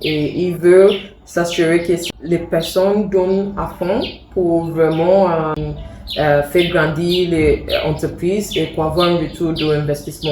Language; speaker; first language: French; non-native, fluent; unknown